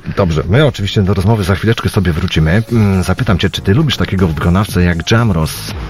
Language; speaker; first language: Polish; native; Polish